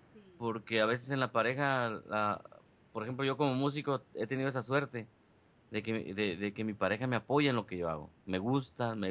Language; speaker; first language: Spanish; native; Spanish